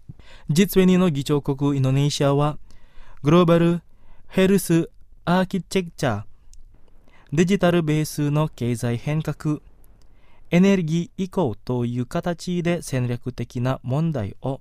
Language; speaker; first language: Japanese; non-native, fluent; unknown